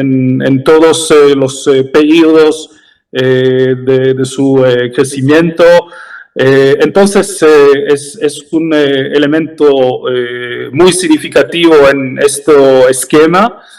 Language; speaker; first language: Spanish; non-native, fluent; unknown